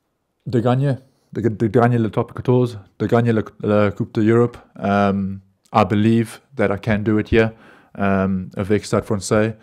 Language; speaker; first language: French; non-native, learner; English